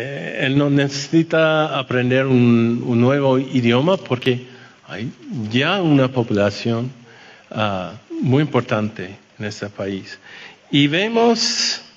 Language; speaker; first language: Spanish; non-native, fluent; French